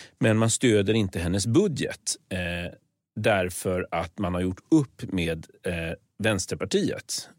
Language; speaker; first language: Swedish; native; Swedish